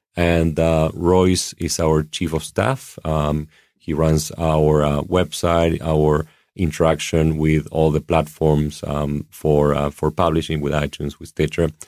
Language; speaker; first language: English; non-native, fluent; Spanish